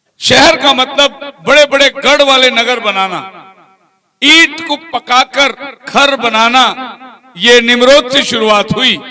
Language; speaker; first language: Hindi; non-native, local second language; Tamil